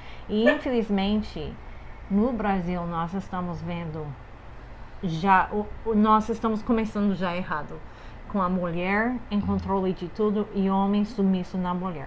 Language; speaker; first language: Portuguese; non-native, fluent; English